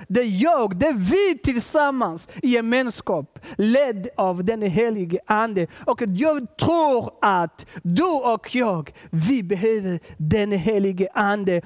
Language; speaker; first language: Swedish; non-native, fluent; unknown